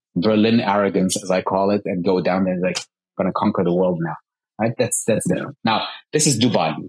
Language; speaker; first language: English; early bilingual, heritage; Arabic